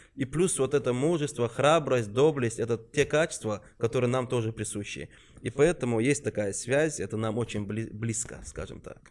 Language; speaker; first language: Russian; non-native, local second language; Chechen